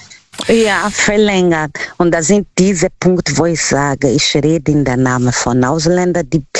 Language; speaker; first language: German; non-native, learner; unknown